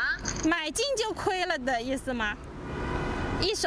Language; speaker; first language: Chinese; native; Chinese